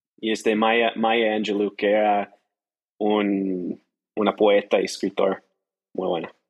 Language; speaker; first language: Spanish; non-native, fluent; English